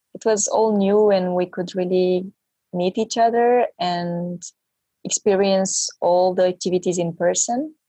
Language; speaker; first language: English; non-native, fluent; Romanian